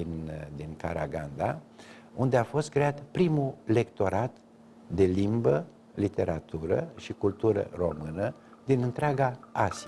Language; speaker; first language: Romanian; native; Romanian